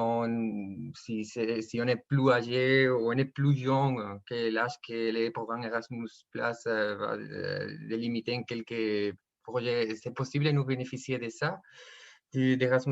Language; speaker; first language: French; non-native, fluent; Spanish